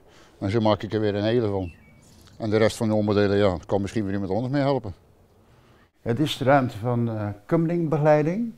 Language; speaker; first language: Dutch; native; Dutch